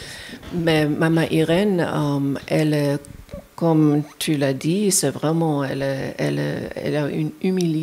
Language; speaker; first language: French; non-native, fluent; German